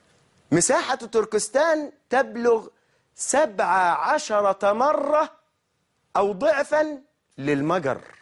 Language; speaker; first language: Arabic; native; Arabic